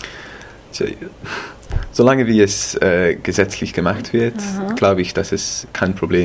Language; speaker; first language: German; non-native, fluent; English